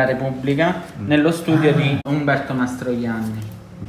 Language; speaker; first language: Italian; native; Italian